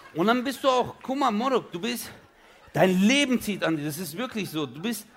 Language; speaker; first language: German; early bilingual, other home language; Turkish